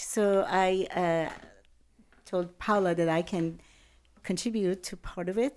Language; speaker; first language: English; non-native, fluent; Persian